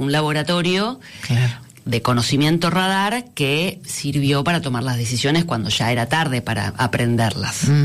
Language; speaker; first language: Spanish; native; Spanish